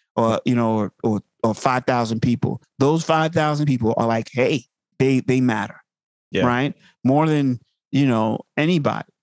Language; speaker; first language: English; native; English